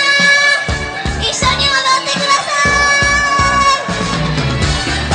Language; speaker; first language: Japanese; non-native, learner; Indonesian